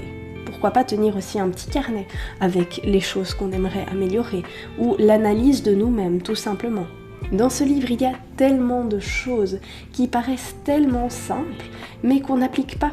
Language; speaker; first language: French; native; French